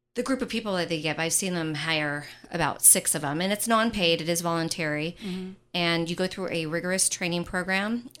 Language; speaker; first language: English; native; English